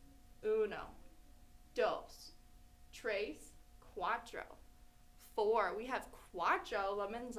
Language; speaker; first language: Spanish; non-native, learner; English